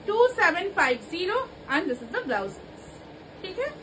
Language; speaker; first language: Hindi; non-native, local second language; Bangla